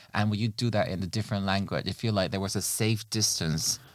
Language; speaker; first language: English; non-native, fluent; Chinese